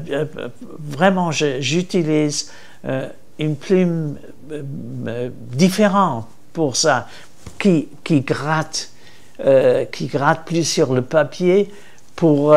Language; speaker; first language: French; non-native, fluent; English